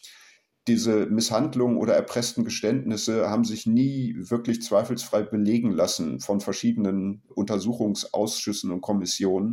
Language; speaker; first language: German; native; German